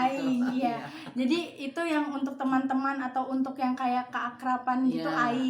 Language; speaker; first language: Indonesian; non-native, local second language; Javanese